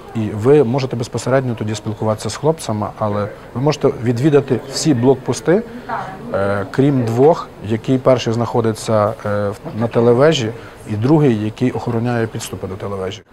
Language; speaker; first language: Ukrainian; native; Ukrainian